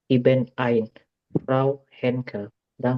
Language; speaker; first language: German; non-native, learner; Indonesian